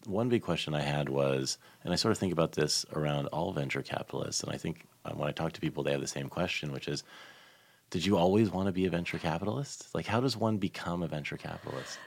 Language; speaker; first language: English; native; English